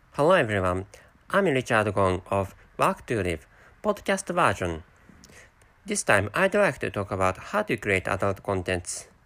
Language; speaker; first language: English; non-native, fluent; Japanese